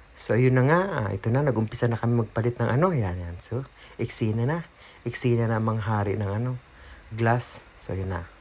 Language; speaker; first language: Filipino; non-native, local second language; Cebuano